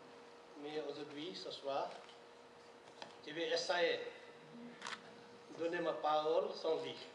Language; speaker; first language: French; non-native, learner; Nepali